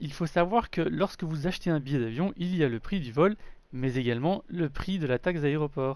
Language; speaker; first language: French; native; French